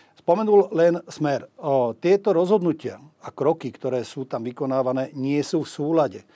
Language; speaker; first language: Slovak; non-native, local second language; Hungarian